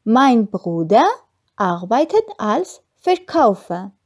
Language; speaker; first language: German; non-native, fluent; Armenian